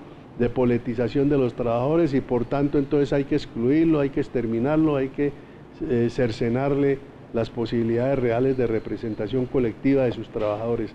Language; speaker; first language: Spanish; native; Spanish